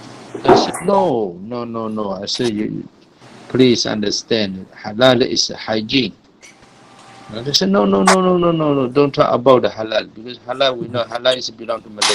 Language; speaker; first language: English; non-native, fluent; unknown